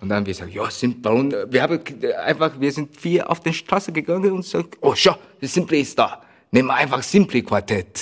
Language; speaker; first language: German; non-native, learner; Chinese